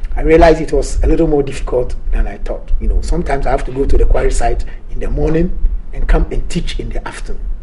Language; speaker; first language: English; non-native, local second language; Akan